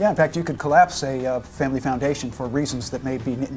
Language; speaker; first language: English; native; English